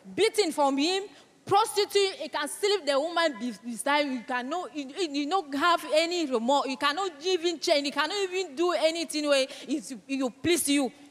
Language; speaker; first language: English; non-native, local second language; French